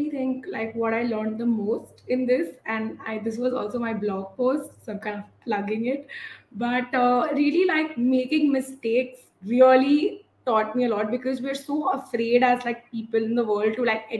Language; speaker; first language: English; non-native, local second language; Gujarati